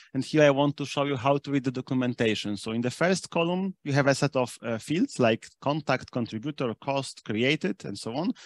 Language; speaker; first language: English; non-native, fluent; German